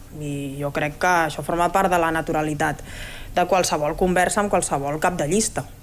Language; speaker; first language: Catalan; native; Catalan